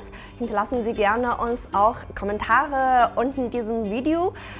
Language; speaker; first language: German; non-native, fluent; Chinese